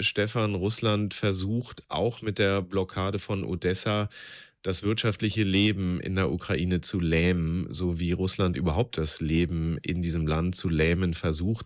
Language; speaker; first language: German; native; German